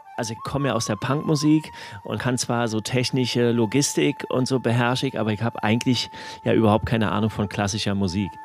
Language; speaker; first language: German; native; German